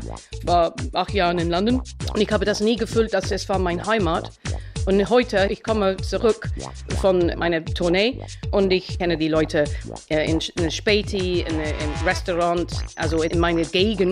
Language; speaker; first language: German; non-native, fluent; English